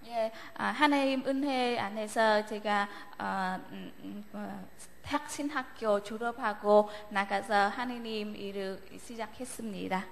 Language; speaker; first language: Korean; non-native, learner; Vietnamese